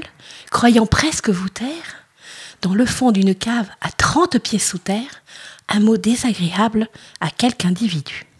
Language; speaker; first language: French; native; French